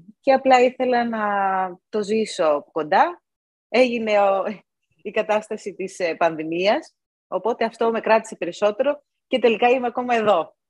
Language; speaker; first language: Greek; native; Greek